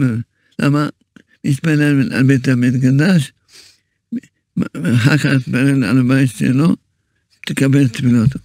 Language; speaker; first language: Hebrew; early bilingual, other home language; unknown